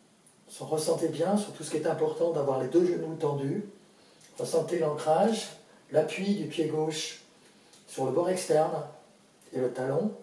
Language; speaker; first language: French; native; French